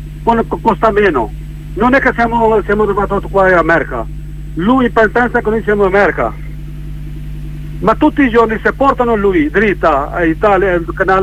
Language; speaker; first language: Italian; non-native, learner; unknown